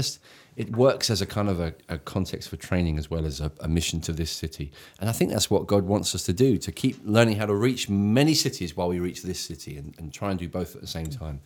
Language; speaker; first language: English; native; English